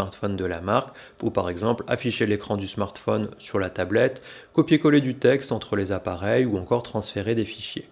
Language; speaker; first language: French; native; French